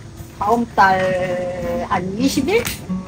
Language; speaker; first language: Korean; native; Korean